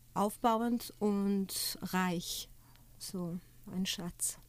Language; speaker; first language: German; non-native, fluent; Portuguese